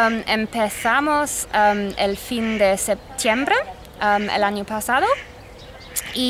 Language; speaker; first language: Spanish; non-native, fluent; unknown